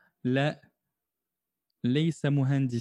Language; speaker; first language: Arabic; non-native, fluent; French